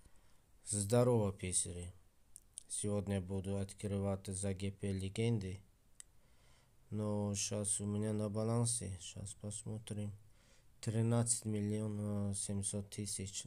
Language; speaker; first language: Russian; non-native, fluent; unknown